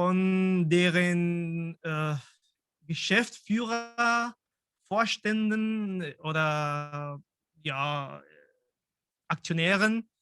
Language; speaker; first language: German; non-native, fluent; Spanish